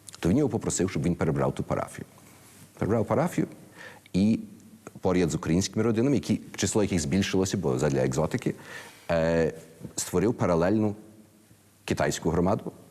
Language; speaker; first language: Ukrainian; early bilingual, heritage; Ukrainian